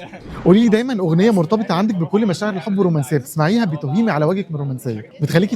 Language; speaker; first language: Arabic; native; Arabic